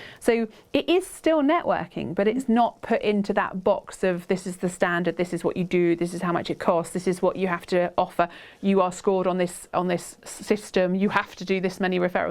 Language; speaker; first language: English; native; English